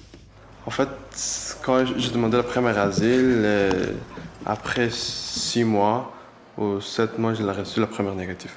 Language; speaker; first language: French; non-native, learner; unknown